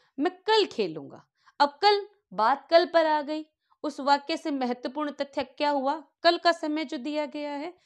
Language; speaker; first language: Hindi; native; Hindi